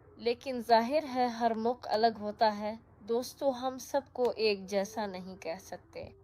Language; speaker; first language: Urdu; non-native, fluent; Indonesian